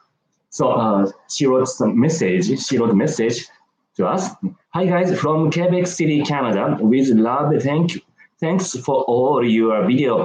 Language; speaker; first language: English; non-native, learner; Japanese